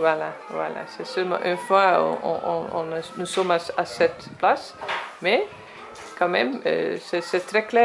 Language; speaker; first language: French; non-native, learner; Dutch